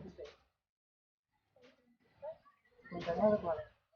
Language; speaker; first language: Spanish; non-native, learner; Haitian Creole